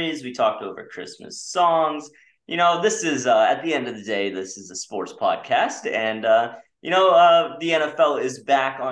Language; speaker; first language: English; native; English